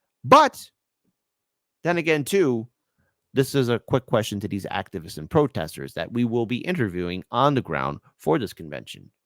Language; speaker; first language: English; native; English